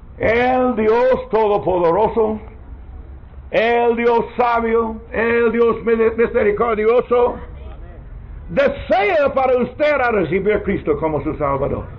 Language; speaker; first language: Spanish; non-native, learner; English